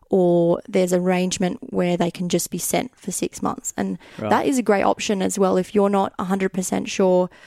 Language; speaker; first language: English; native; English